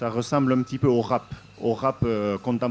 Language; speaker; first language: French; non-native, fluent; Basque